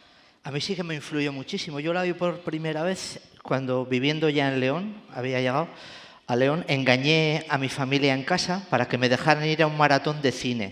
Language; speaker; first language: Spanish; native; Spanish